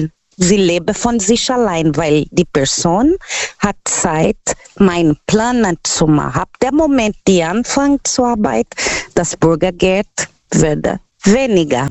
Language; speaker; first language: German; non-native, learner; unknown